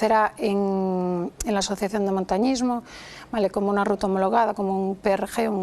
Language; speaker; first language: Spanish; native; Spanish